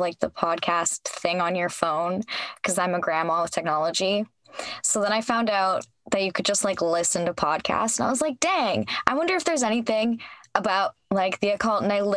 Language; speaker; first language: English; native; English